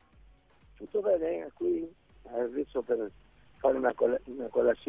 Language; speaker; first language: Italian; non-native, fluent; Spanish